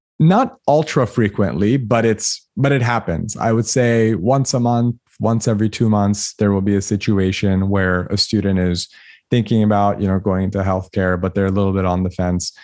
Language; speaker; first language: English; early bilingual, other home language; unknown